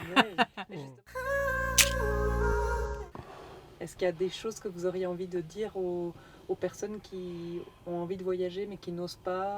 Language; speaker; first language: French; native; French